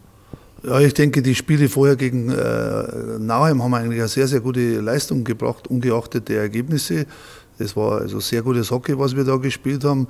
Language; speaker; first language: German; native; German